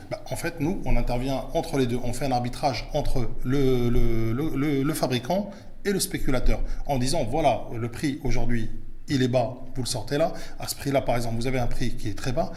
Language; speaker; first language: French; early bilingual, other home language; Arabic